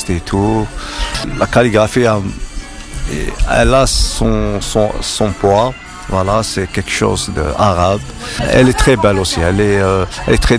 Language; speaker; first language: French; non-native, local second language; Arabic